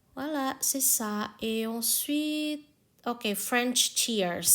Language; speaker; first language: French; non-native, learner; Indonesian